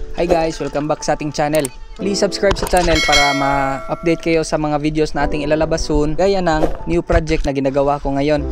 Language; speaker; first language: Filipino; non-native, local second language; Cebuano